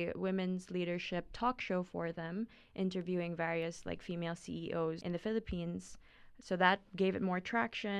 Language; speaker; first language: English; non-native, local second language; Filipino